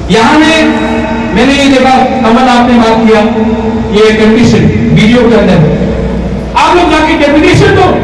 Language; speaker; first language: Hindi; non-native, local second language; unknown